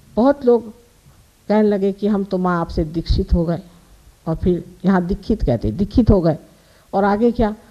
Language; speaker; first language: Hindi; non-native, local second language; Marathi